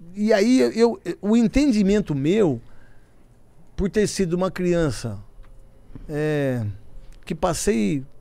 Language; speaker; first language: Portuguese; native; Portuguese